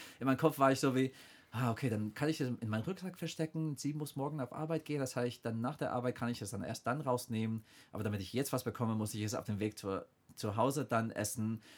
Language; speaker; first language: German; non-native, fluent; English